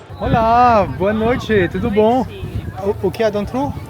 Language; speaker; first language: Portuguese; non-native, learner; French